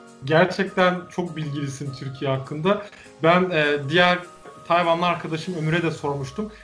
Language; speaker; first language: Turkish; native; Turkish